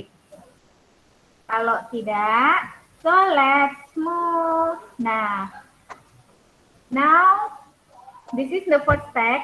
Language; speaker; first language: English; non-native, learner; Indonesian